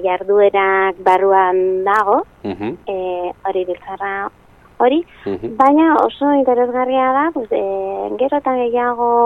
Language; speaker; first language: Basque; non-native, local second language; Spanish